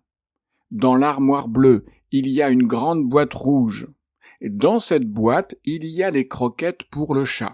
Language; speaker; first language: French; native; French